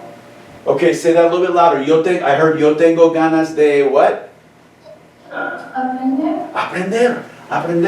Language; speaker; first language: Spanish; non-native, fluent; English